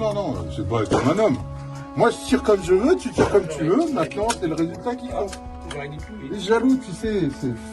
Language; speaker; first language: French; native; French